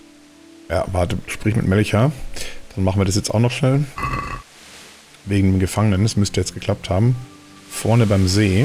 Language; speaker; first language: German; native; German